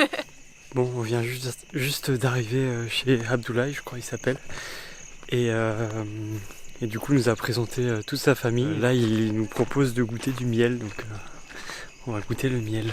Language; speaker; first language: French; native; French